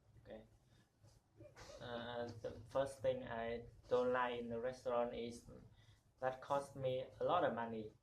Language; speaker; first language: English; non-native, learner; Vietnamese